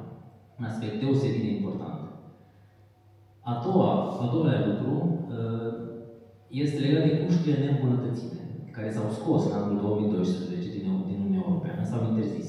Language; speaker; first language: Romanian; native; Romanian